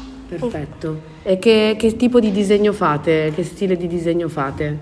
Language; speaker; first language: Italian; native; Italian